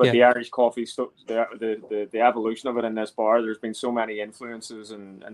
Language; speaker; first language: English; native; English